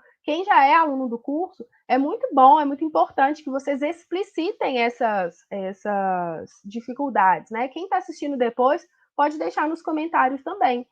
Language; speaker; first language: Portuguese; native; Portuguese